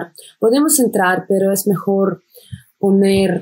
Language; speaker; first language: Spanish; non-native, fluent; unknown